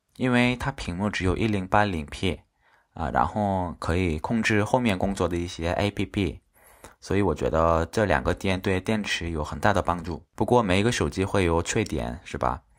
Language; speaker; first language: Chinese; non-native, fluent; Korean